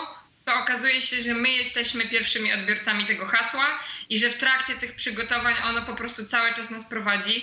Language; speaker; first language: Polish; native; Polish